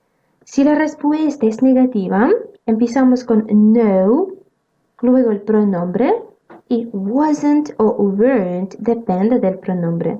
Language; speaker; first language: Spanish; non-native, fluent; Russian